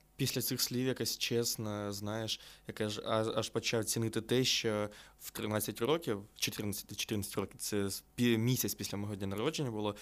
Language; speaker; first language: Ukrainian; non-native, local second language; Russian